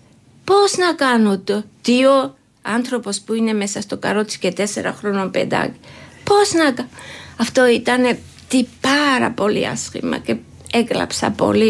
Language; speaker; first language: Greek; non-native, learner; Georgian